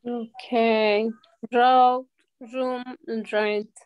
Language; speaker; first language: English; non-native, learner; Spanish